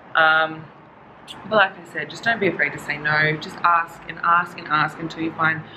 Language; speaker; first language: English; native; English